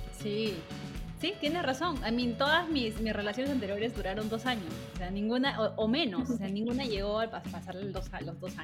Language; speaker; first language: Spanish; native; Spanish